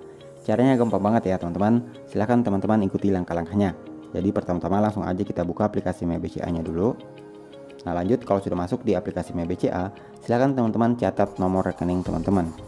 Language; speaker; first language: Indonesian; native; Indonesian